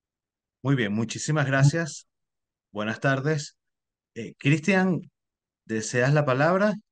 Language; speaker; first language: Spanish; native; Spanish